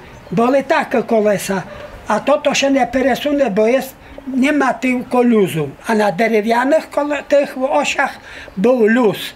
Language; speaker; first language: Polish; non-native, local second language; Rusyn